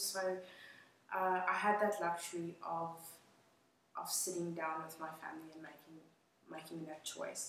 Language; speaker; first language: English; non-native, local second language; Afrikaans